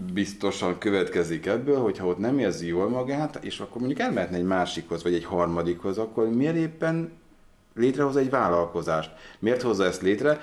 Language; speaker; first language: Hungarian; native; Hungarian